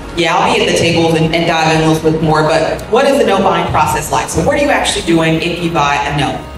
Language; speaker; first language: English; native; English